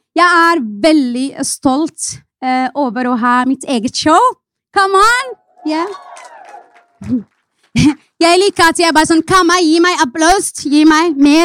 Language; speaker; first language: Norwegian; non-native, fluent; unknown